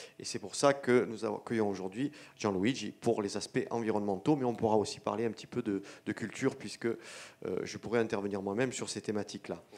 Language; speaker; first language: French; native; French